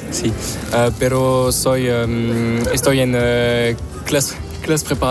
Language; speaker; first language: Spanish; non-native, learner; French